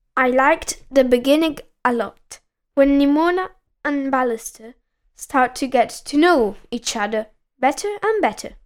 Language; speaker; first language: English; non-native, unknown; Italian